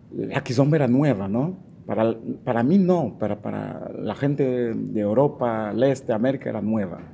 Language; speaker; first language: Spanish; non-native, fluent; Portuguese